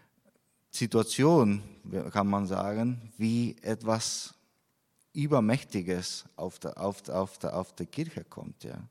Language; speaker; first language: German; non-native, fluent; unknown